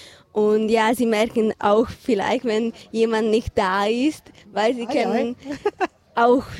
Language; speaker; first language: German; non-native, fluent; Hungarian